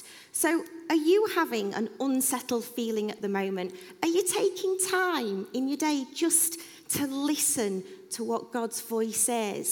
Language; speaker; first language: English; native; English